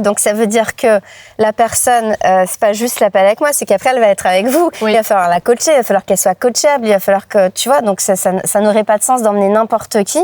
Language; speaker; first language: French; native; French